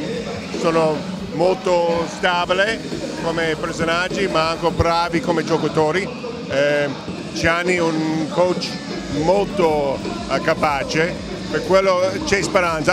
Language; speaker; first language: Italian; non-native, fluent; English